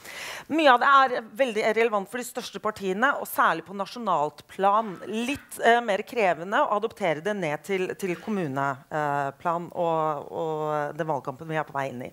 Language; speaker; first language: Norwegian; native; Norwegian